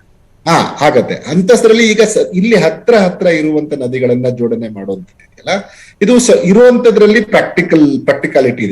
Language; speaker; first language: Kannada; native; Kannada